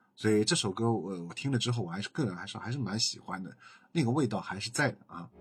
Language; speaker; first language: Chinese; native; Chinese